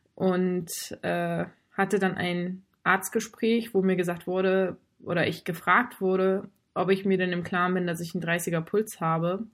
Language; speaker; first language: German; native; German